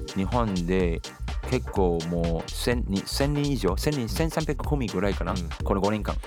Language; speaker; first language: Japanese; non-native, fluent; Chinese